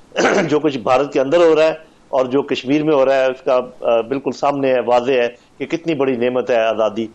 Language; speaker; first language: Urdu; native; Urdu